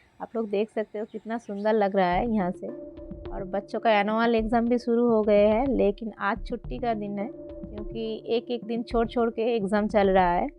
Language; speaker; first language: Hindi; non-native, local second language; Bangla